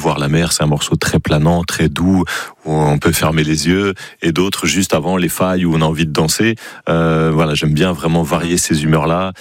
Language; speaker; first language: French; native; French